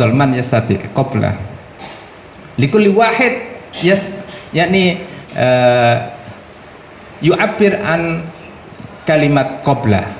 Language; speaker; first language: Arabic; non-native, fluent; Indonesian